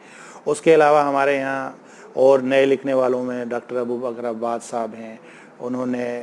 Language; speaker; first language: Urdu; native; Urdu